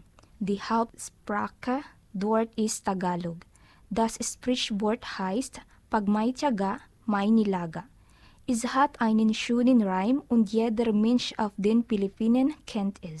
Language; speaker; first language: German; non-native, learner; Filipino